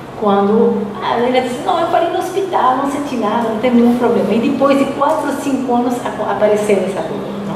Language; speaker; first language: Portuguese; non-native, fluent; Spanish